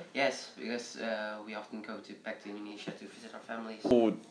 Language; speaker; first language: English; early bilingual, other home language; Indonesian